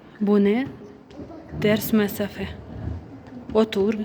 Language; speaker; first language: Turkish; non-native, learner; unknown